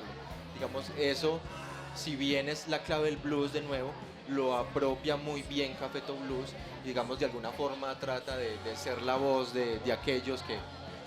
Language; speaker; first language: Spanish; native; Spanish